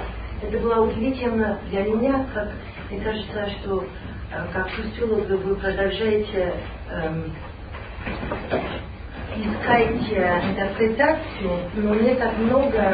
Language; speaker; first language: Russian; non-native, learner; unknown